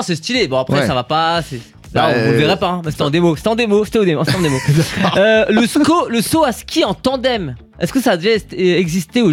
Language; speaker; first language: French; native; French